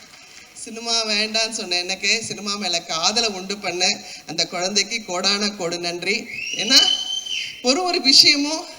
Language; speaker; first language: Tamil; native; Tamil